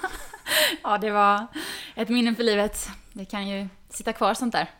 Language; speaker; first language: Swedish; native; Swedish